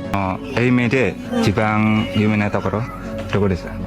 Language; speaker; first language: Japanese; non-native, learner; Indonesian